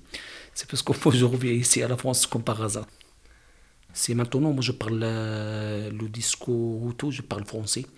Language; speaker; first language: French; non-native, learner; Arabic